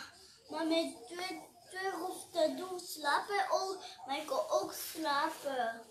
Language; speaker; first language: Dutch; non-native, learner; French